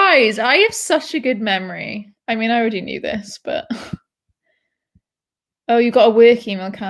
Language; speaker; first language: English; native; English